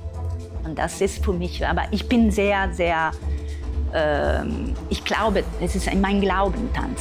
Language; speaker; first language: German; non-native, fluent; Italian